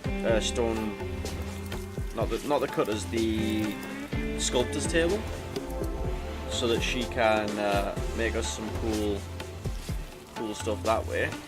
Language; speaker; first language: English; native; English